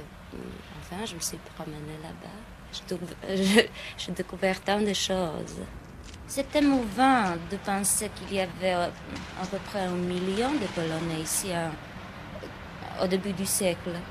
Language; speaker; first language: French; non-native, fluent; Polish